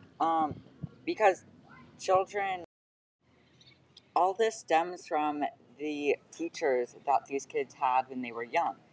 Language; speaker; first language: English; native; English